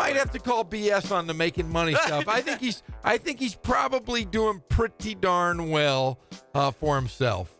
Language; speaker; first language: English; native; English